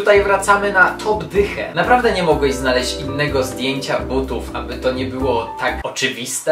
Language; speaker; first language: Polish; native; Polish